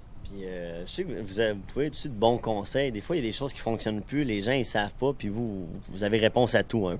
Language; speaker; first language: French; native; French